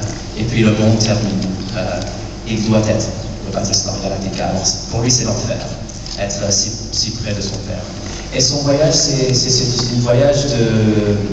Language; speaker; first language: French; non-native, fluent; English